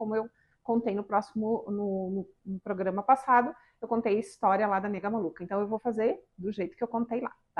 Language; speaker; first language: Portuguese; native; Portuguese